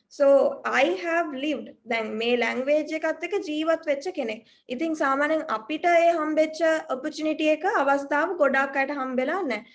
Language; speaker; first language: Sinhala; native; Sinhala